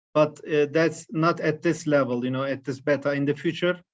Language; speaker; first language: English; non-native, fluent; Turkish